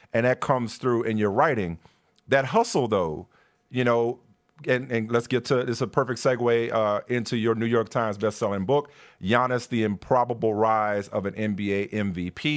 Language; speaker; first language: English; native; English